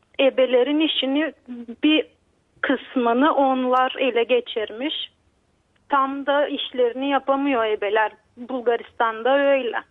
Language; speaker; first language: Turkish; native; Turkish